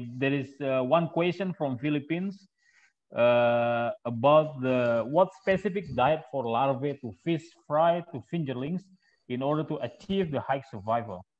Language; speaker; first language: English; non-native, fluent; Indonesian